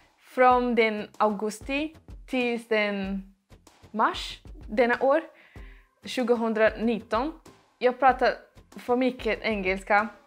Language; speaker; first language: Swedish; non-native, learner; Portuguese